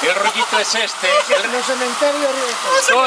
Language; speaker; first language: Spanish; non-native, local second language; Galician